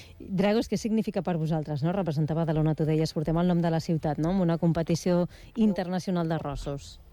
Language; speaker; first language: Catalan; native; Catalan